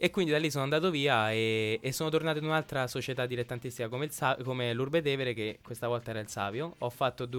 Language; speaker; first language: Italian; native; Italian